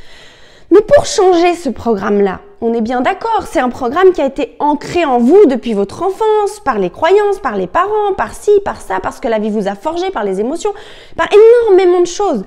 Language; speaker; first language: French; native; French